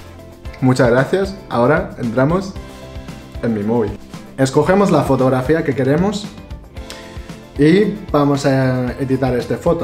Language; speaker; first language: Spanish; non-native, fluent; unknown